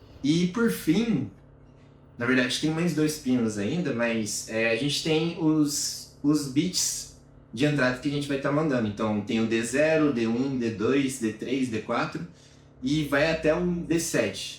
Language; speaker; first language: Portuguese; native; Portuguese